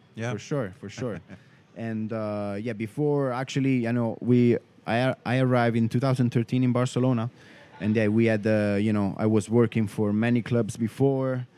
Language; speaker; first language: English; non-native, learner; Italian